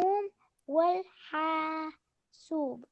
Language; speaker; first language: Arabic; non-native, learner; English